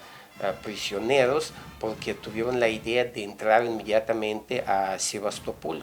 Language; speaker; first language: Spanish; non-native, fluent; Russian